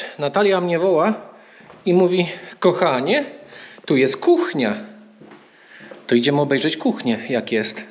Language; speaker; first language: Polish; native; Polish